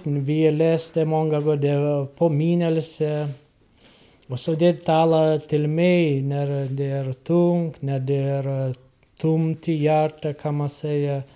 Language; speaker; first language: Swedish; non-native, learner; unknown